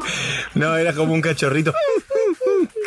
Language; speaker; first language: Spanish; native; Spanish